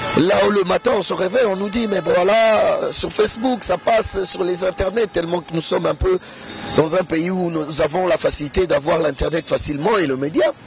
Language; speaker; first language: French; non-native, local second language; Lingala